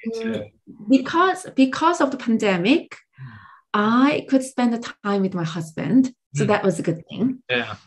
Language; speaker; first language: English; non-native, fluent; Korean